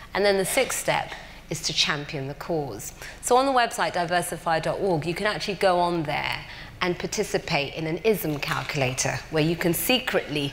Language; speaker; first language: English; native; English